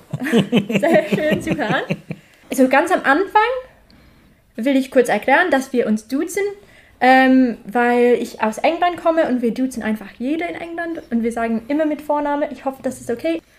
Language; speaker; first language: German; non-native, fluent; English